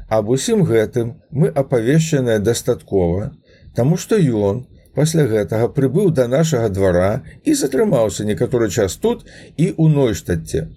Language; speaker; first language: Belarusian; native; Belarusian